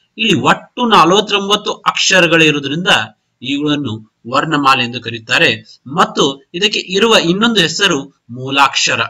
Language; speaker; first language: Kannada; non-native, local second language; Urdu